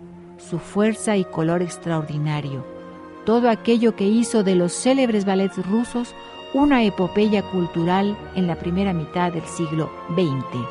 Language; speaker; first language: Spanish; native; Spanish